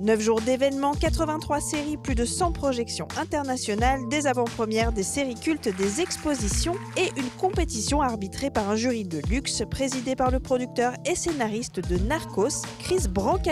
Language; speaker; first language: French; native; French